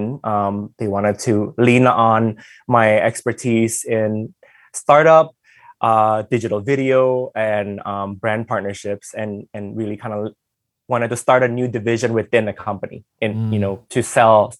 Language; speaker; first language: English; early bilingual, other home language; Indonesian